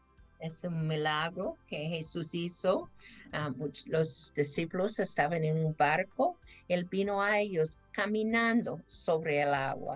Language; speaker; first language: Spanish; non-native, fluent; English